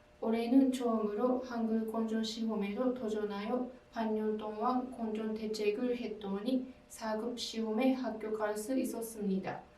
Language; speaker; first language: Korean; non-native, learner; Japanese